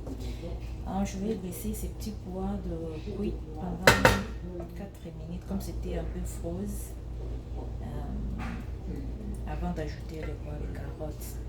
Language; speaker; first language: French; non-native, local second language; Lingala